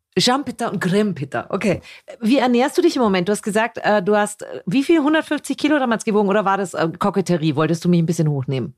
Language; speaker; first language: German; native; German